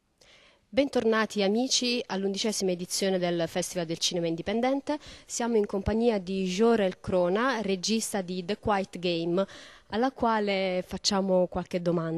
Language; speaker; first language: Italian; native; Italian